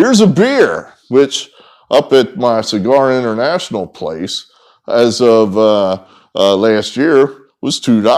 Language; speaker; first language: English; native; English